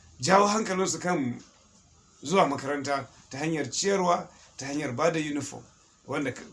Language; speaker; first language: Hausa; native; Hausa